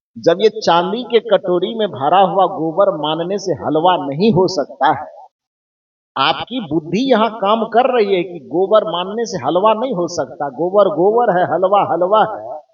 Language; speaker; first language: Hindi; native; Hindi